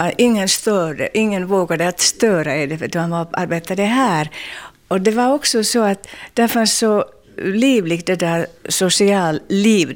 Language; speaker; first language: Swedish; non-native, local second language; Finnish